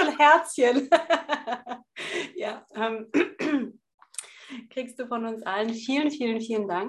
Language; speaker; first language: German; native; German